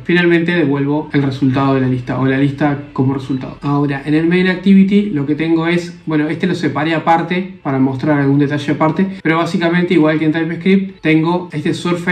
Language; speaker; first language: Spanish; native; Spanish